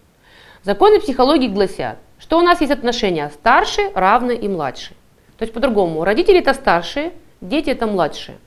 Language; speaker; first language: Russian; native; Russian